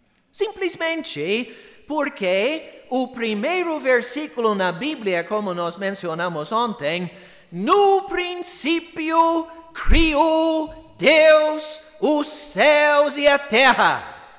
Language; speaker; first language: Portuguese; non-native, fluent; English